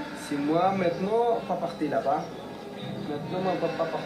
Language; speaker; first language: French; non-native, learner; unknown